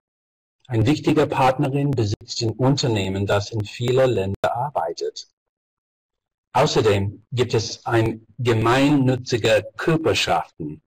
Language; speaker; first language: German; non-native, fluent; English